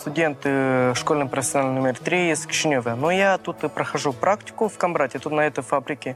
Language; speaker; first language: Russian; non-native, local second language; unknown